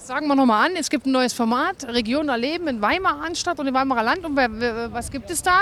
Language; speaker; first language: German; native; German